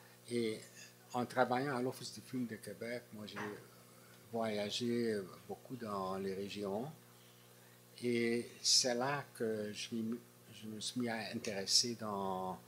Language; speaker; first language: French; non-native, fluent; Hungarian